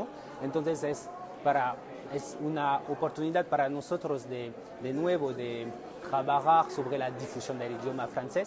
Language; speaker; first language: Spanish; non-native, fluent; French